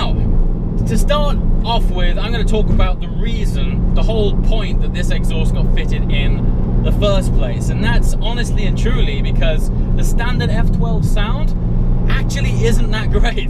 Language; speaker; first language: English; native; English